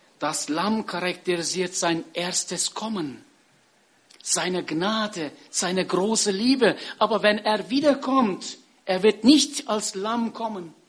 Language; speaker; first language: German; non-native, fluent; Turkish